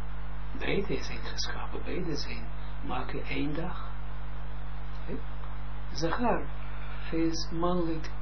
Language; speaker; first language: Dutch; non-native, fluent; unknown